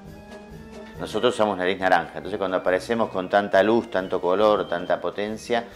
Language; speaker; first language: Spanish; native; Spanish